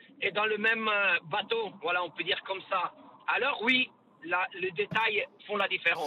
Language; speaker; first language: French; non-native, fluent; Italian